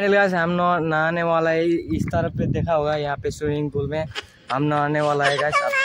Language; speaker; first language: Hindi; non-native, local second language; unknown